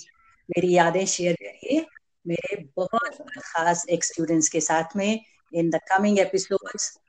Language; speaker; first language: English; non-native, local second language; Hindi